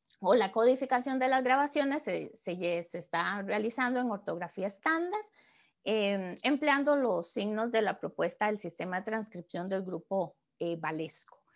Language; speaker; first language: Spanish; native; Spanish